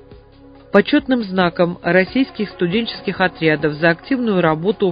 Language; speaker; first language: Russian; native; Russian